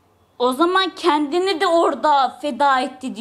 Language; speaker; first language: Turkish; native; Turkish